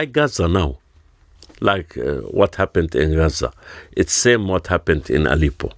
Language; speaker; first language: English; non-native, learner; Arabic